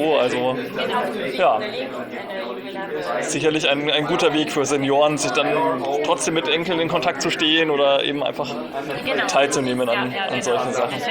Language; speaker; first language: German; native; German